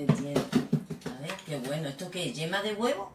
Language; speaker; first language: Spanish; native; Spanish